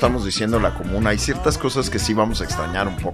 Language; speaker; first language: Spanish; native; Spanish